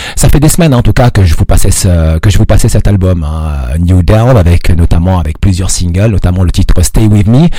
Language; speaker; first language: French; non-native, local second language; Arabic